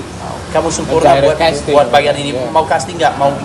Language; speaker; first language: Indonesian; non-native, fluent; English